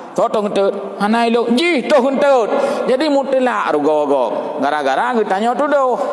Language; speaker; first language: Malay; non-native, local second language; Achinese